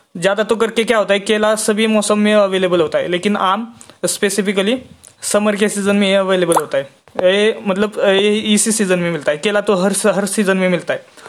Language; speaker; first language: Hindi; non-native, local second language; Marathi